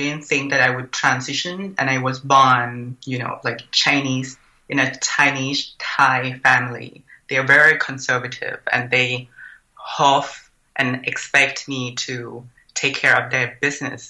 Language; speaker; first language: English; non-native, fluent; Thai